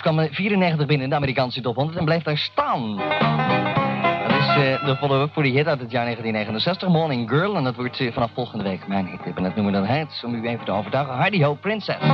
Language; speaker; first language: Dutch; native; Dutch